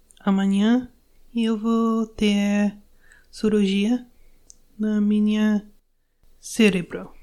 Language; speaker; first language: Portuguese; non-native, learner; English